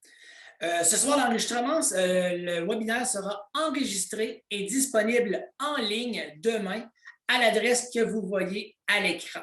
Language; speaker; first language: French; native; French